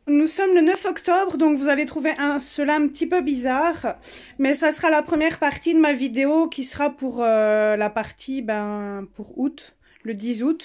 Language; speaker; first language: French; native; French